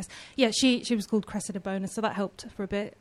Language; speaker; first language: English; native; English